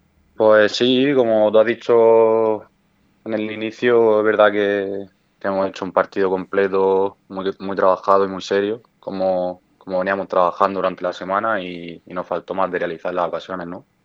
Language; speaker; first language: Spanish; native; Spanish